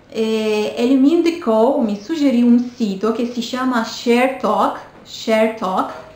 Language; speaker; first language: Portuguese; non-native, fluent; Romanian